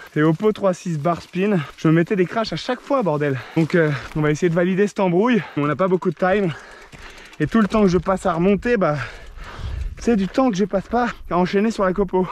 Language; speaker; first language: French; native; French